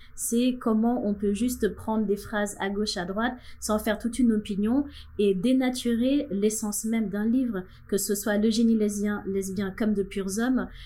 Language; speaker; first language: French; non-native, local second language; Wolof